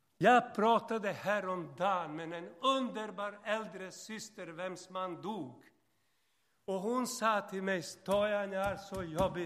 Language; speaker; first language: Swedish; non-native, fluent; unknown